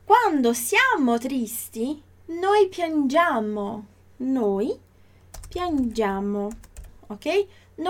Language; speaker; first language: Italian; non-native, fluent; Portuguese